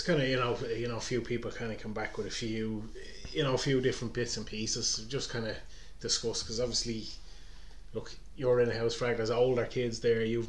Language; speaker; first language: English; native; English